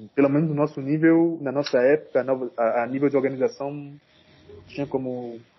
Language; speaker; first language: Portuguese; non-native, fluent; French